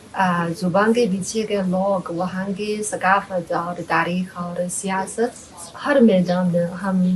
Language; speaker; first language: Hindi; non-native, fluent; Chinese